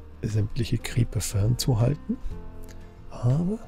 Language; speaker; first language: German; native; German